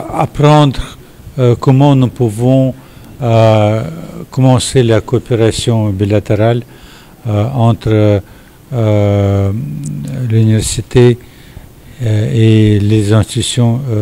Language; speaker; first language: French; non-native, fluent; Russian